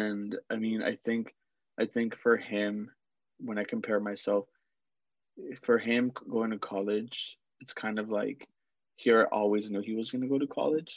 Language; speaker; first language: English; early bilingual, other home language; Spanish